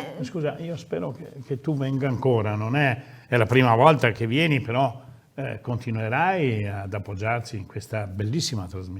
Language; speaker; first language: Italian; native; Italian